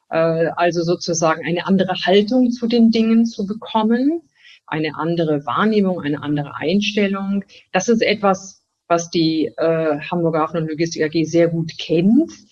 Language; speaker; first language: German; native; German